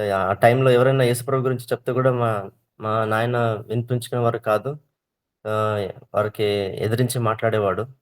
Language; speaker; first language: Telugu; non-native, local second language; Kannada